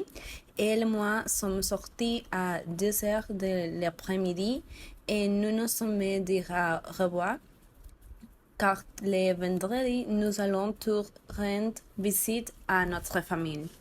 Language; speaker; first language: French; non-native, learner; Spanish